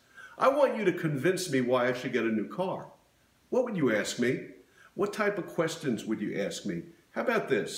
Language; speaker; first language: English; native; English